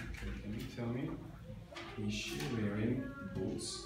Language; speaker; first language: English; non-native, fluent; Vietnamese